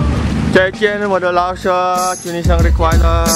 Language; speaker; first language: Chinese; non-native, learner; Indonesian